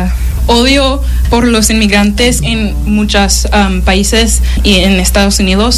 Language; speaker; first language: Spanish; non-native, learner; English